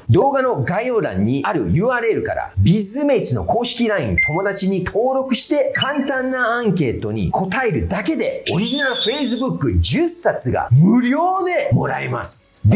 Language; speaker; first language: Japanese; early bilingual, other home language; English